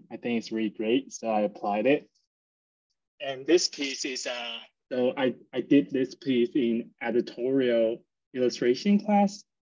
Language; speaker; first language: English; non-native, fluent; Chinese